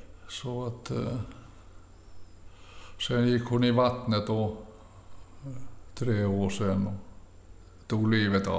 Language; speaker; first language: Swedish; early bilingual, other home language; Finnish